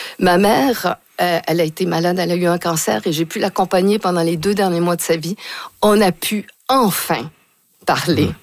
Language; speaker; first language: French; native; French